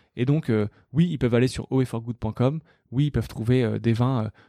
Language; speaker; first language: French; native; French